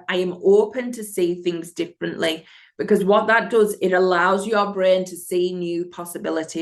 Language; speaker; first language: English; native; English